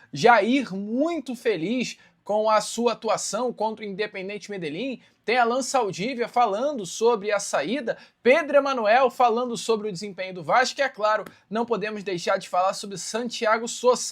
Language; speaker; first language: Portuguese; native; Portuguese